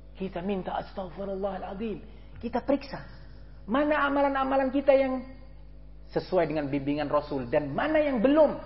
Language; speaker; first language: Malay; non-native, local second language; Madurese